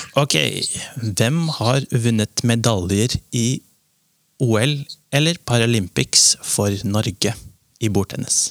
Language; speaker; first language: Norwegian; non-native, fluent; Dutch